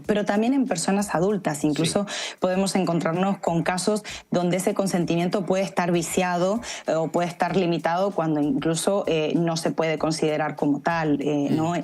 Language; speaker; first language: Spanish; native; Spanish